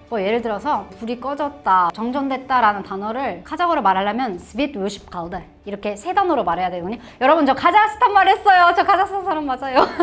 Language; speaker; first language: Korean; non-native, fluent; Kazakh